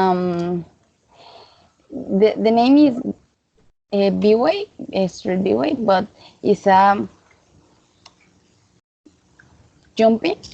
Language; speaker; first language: English; non-native, learner; Spanish